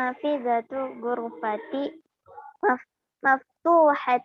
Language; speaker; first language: Arabic; non-native, learner; Indonesian